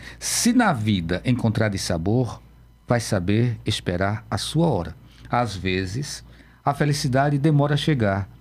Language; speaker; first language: Portuguese; native; Portuguese